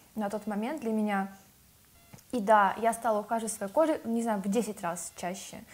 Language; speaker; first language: Russian; native; Russian